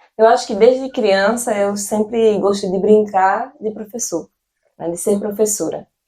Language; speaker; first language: Portuguese; native; Portuguese